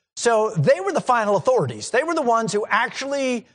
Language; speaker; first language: English; native; English